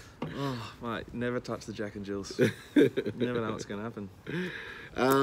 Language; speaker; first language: English; native; English